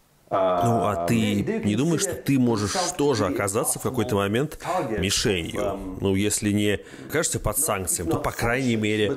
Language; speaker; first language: Russian; native; Russian